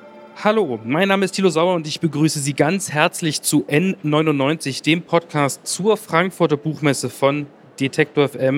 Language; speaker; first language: German; native; German